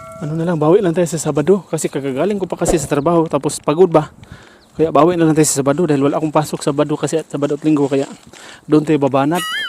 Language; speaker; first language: Filipino; non-native, local second language; Cebuano